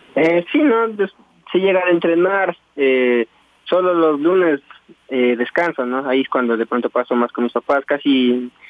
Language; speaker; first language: Spanish; native; Spanish